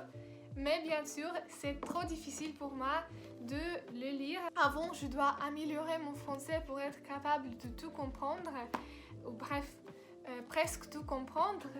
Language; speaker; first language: French; non-native, learner; Russian